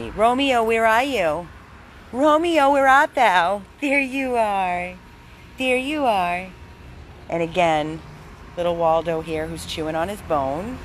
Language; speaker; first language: English; native; English